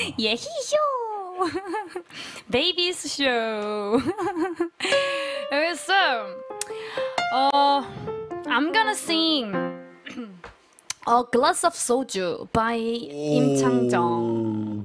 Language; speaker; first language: English; non-native, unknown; Korean